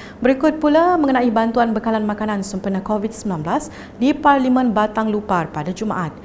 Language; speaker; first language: Malay; native; Malay